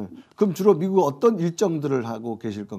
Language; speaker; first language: Korean; native; Korean